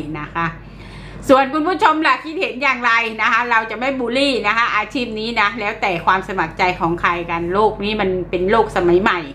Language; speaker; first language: Thai; native; Thai